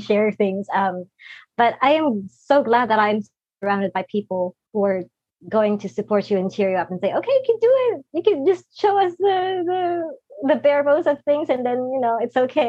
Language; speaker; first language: English; non-native, local second language; Filipino